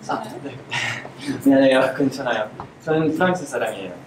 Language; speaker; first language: Korean; non-native, learner; French